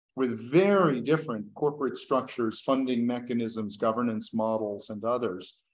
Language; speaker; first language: English; native; English